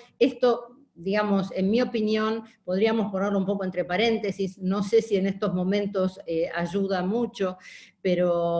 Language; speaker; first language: Spanish; native; Spanish